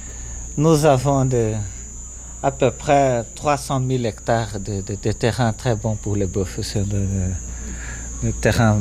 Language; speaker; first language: French; non-native, fluent; Portuguese